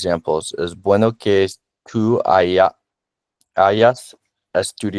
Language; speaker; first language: Spanish; non-native, learner; English